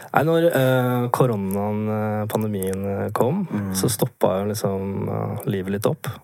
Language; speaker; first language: Norwegian; native; Norwegian